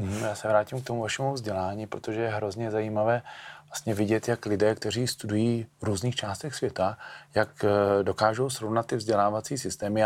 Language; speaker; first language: Czech; native; Czech